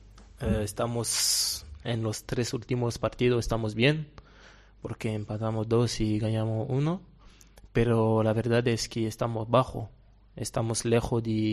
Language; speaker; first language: Spanish; non-native, fluent; Portuguese